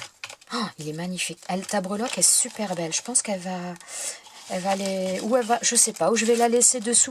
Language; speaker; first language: French; native; French